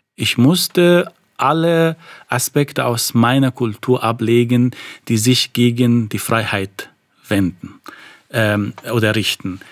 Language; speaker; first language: German; non-native, fluent; Arabic